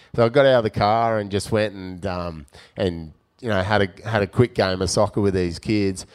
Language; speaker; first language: English; native; English